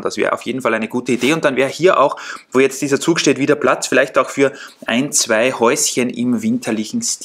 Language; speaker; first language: German; native; German